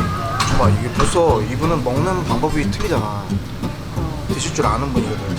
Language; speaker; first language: Korean; native; Korean